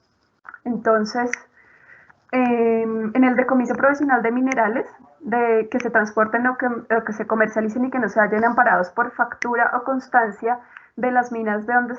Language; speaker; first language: Spanish; native; Spanish